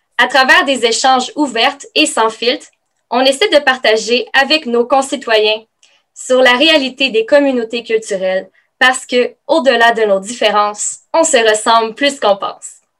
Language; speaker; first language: French; native; French